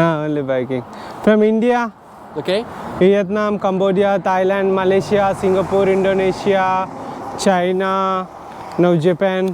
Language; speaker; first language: English; non-native, local second language; Telugu